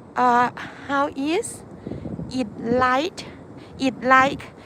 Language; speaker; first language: English; non-native, learner; Thai